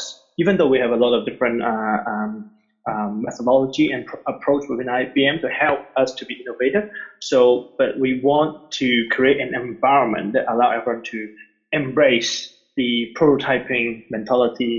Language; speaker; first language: English; non-native, local second language; Cantonese